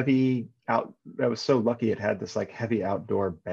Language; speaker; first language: English; native; English